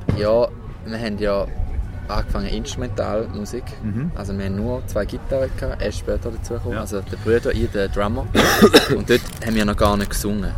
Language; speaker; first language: German; native; German